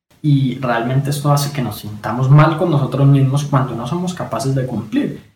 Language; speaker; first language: Spanish; native; Spanish